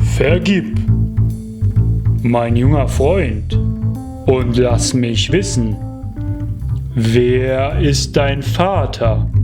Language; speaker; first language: German; native; German